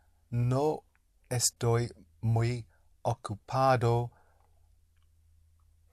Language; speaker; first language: Spanish; non-native, learner; English